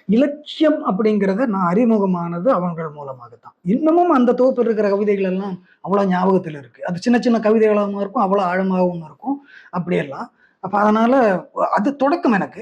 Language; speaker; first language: Tamil; non-native, local second language; Malayalam